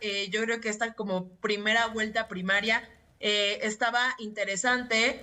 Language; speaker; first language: Spanish; native; Spanish